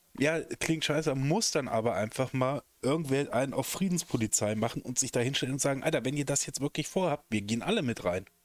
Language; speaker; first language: German; native; German